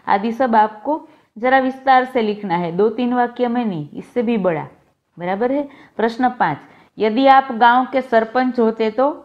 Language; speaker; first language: Hindi; non-native, local second language; Gujarati